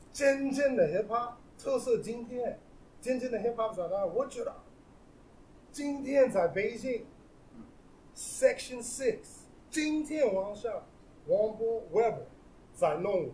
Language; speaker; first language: Chinese; non-native, learner; English